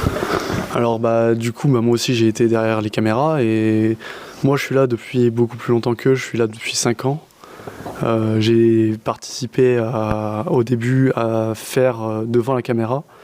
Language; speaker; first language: French; native; French